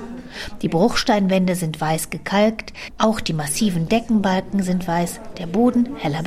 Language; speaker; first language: German; native; German